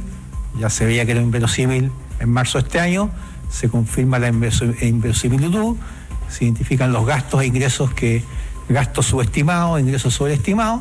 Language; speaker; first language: Spanish; native; Spanish